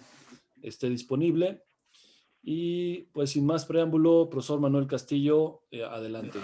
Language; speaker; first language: Spanish; native; Spanish